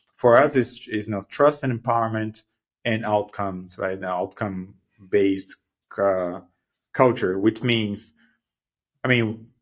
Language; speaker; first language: English; non-native, fluent; Portuguese